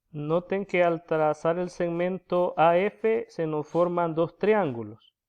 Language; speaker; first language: Spanish; native; Spanish